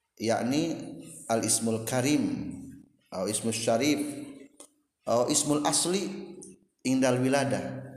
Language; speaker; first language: Arabic; non-native, fluent; Indonesian